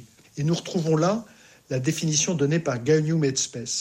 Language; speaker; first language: French; native; French